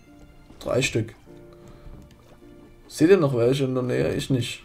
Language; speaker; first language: German; native; German